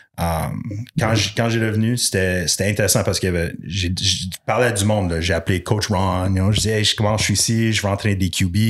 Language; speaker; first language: French; non-native, local second language; English